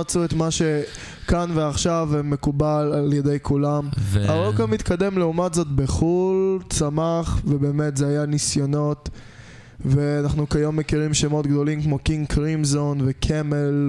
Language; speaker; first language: Hebrew; native; Hebrew